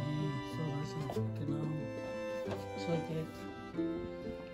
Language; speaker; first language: German; non-native, learner; Indonesian